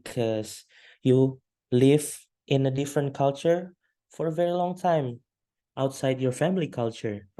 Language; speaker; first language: English; non-native, fluent; Indonesian